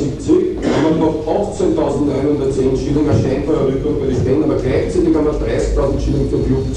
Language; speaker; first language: German; native; German